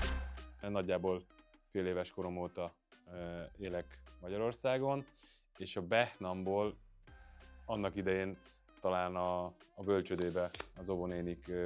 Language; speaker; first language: Hungarian; early bilingual, other home language; Persian